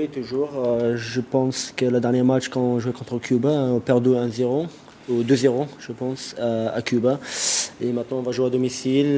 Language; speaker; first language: French; non-native, learner; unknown